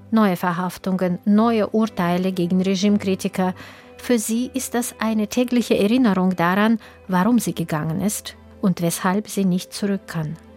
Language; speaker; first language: German; native; German